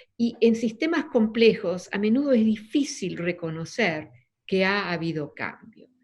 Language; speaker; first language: Spanish; early bilingual, other home language; Dutch